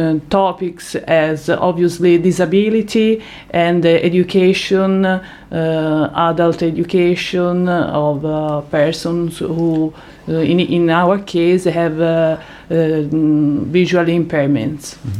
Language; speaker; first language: English; non-native, fluent; Italian